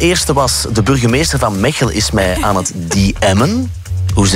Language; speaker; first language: Dutch; native; Dutch